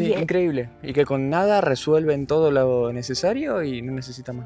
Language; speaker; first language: Spanish; native; Spanish